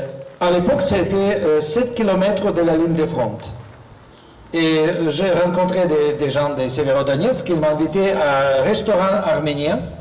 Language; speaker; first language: French; non-native, fluent; Russian